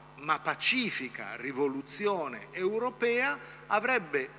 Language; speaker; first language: Italian; native; Italian